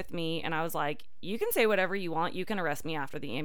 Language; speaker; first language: English; native; English